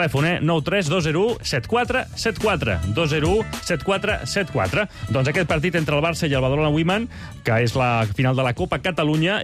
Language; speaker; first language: Catalan; native; Catalan